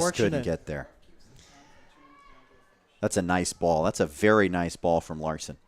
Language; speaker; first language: English; native; English